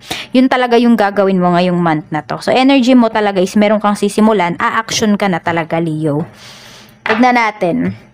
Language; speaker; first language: Filipino; native; Filipino